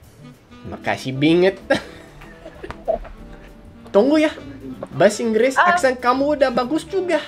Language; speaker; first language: Indonesian; non-native, learner; English